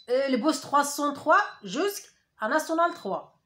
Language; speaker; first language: French; non-native, learner; Arabic